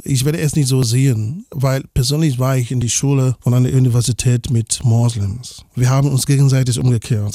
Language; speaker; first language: German; non-native, fluent; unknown